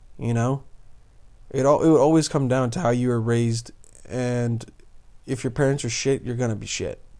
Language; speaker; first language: English; early bilingual, other home language; Bosnian